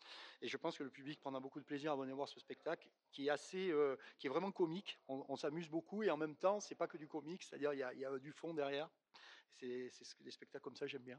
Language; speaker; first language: French; native; French